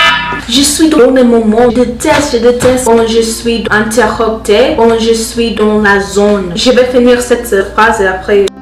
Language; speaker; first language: French; non-native, learner; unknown